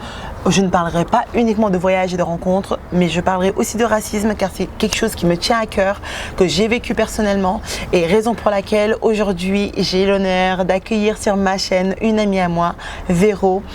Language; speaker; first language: French; native; French